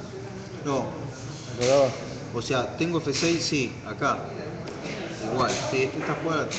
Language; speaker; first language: Spanish; native; Spanish